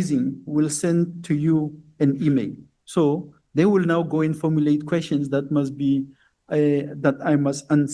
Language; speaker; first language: English; non-native, local second language; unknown